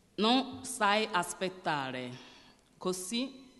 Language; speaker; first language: Italian; non-native, learner; Yoruba